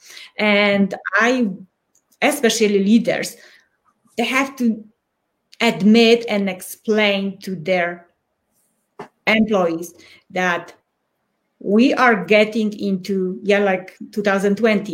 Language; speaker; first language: English; non-native, fluent; Polish